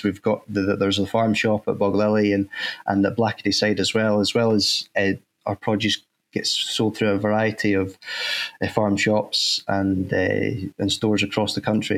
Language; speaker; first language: English; native; English